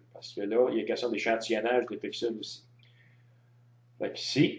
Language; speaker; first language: French; native; French